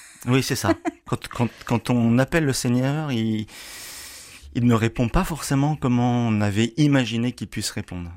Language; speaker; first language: French; native; French